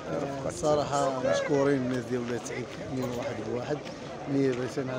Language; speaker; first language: Arabic; native; Arabic